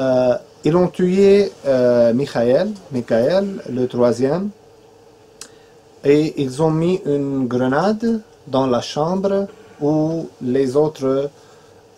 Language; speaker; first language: French; non-native, fluent; Arabic